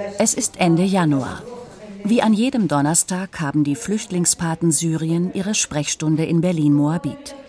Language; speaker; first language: German; native; German